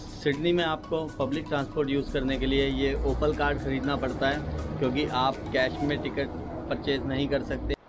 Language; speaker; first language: Hindi; native; Hindi